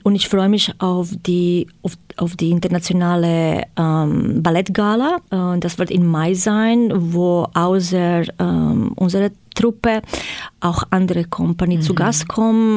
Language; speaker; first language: German; non-native, fluent; Croatian